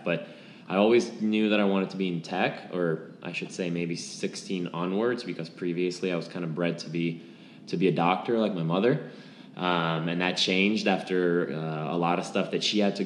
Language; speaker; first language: English; non-native, fluent; Lithuanian